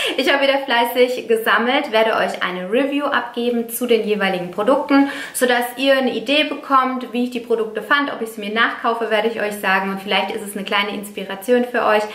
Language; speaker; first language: German; non-native, fluent; Italian